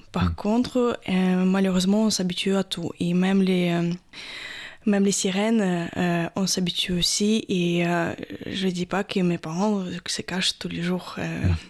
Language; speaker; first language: French; non-native, fluent; Russian